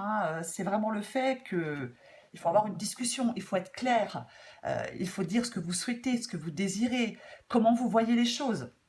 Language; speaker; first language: French; native; French